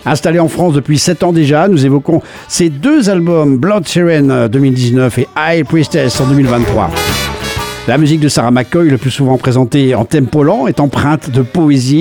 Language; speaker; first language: French; native; French